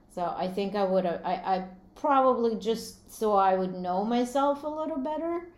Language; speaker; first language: English; early bilingual, other home language; Latvian